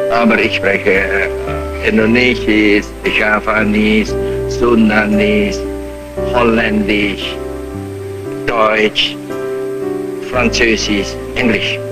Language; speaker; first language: German; non-native, fluent; Javanese